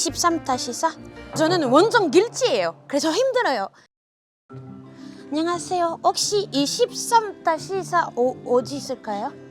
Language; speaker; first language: Korean; non-native, fluent; French